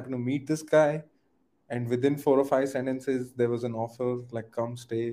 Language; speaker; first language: English; non-native, local second language; Hindi